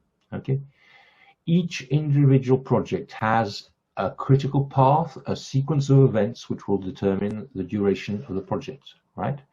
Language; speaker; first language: English; non-native, fluent; French